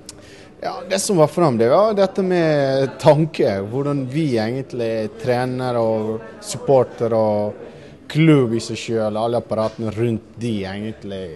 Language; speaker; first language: Norwegian; non-native, fluent; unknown